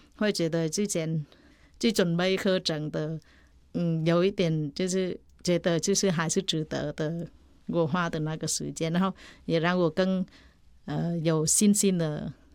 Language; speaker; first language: Chinese; non-native, fluent; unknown